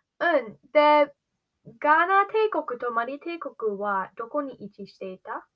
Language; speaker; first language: Japanese; non-native, learner; English